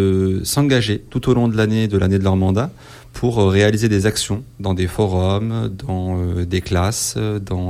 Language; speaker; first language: French; native; French